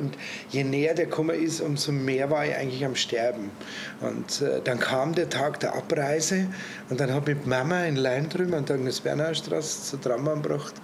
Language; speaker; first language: German; native; German